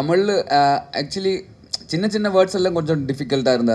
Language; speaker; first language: Tamil; non-native, learner; Malayalam